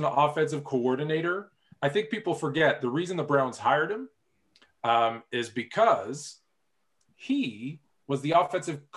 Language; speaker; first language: English; native; English